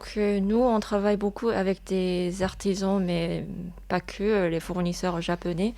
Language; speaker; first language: French; non-native, fluent; Japanese